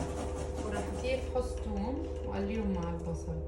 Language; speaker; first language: Arabic; native; Arabic